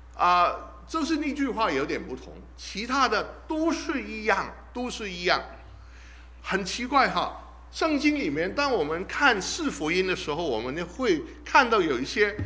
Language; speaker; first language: Chinese; non-native, local second language; Cantonese